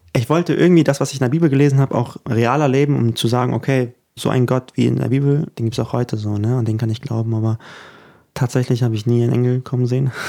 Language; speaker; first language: German; early bilingual, other home language; Ukrainian